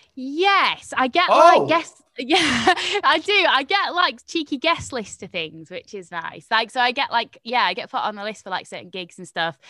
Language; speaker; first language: English; native; English